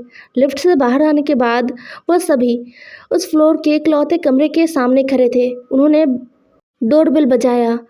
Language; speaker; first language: Hindi; non-native, local second language; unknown